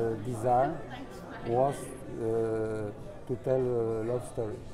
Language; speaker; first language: English; non-native, learner; French